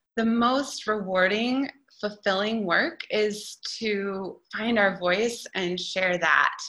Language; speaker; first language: English; native; English